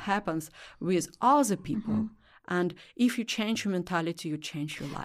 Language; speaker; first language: English; non-native, learner; Russian